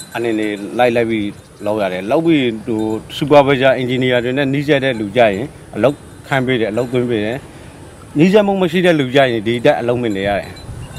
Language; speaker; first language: Burmese; native; Burmese